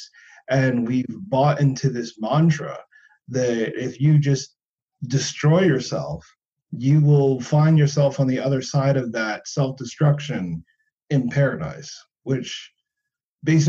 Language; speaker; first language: English; native; English